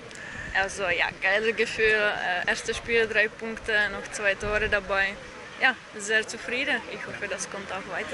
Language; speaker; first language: German; non-native, learner; Czech